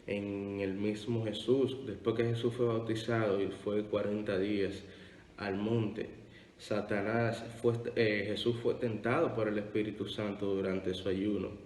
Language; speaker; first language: Spanish; native; Spanish